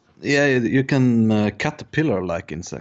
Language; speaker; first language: English; non-native, fluent; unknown